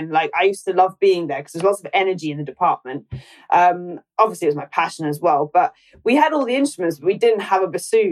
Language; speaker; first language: English; native; English